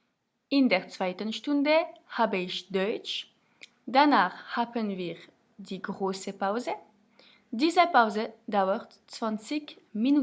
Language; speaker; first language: German; non-native, fluent; French